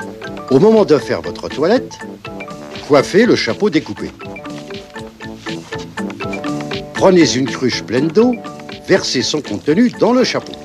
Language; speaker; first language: French; native; French